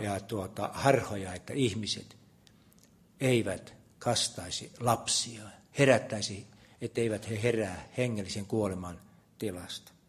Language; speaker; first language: Finnish; native; Finnish